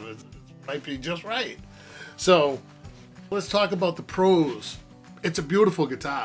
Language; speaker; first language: English; native; English